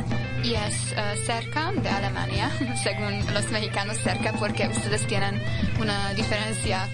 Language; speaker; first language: Spanish; non-native, learner; Hungarian